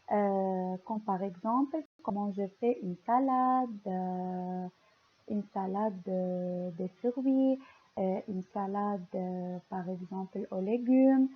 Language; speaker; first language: French; non-native, local second language; Arabic